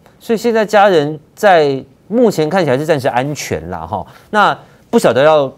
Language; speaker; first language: Chinese; native; Chinese